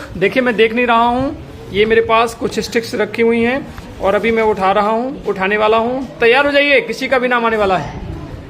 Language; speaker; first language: Hindi; native; Hindi